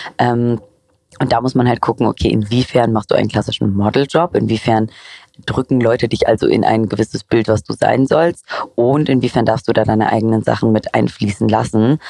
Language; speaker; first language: German; early bilingual, other home language; Greek